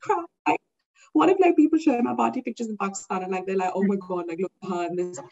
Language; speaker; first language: English; non-native, local second language; Urdu